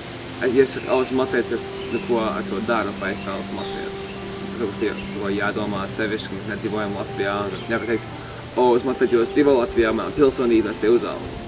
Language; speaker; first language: Latvian; early bilingual, heritage; Latvian